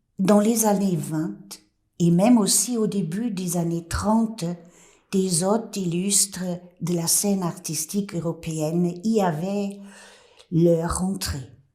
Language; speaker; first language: French; non-native, fluent; German